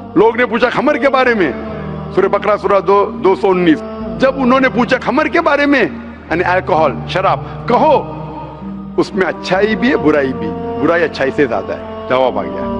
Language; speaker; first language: Hindi; non-native, local second language; Konkani